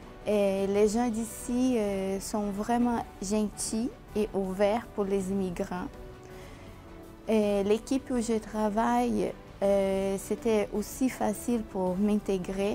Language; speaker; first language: French; non-native, fluent; Portuguese